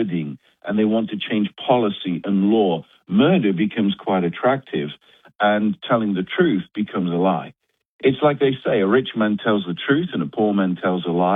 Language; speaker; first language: English; native; English